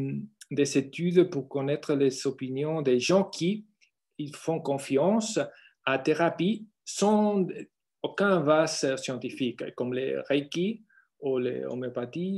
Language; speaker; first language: French; non-native, fluent; Spanish